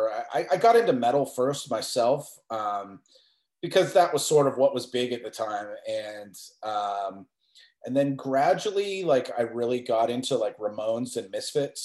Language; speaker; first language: English; native; English